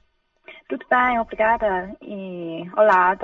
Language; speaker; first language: Portuguese; non-native, fluent; Chinese